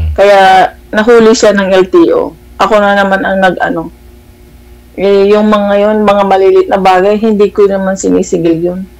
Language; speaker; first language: Filipino; non-native, local second language; Iloko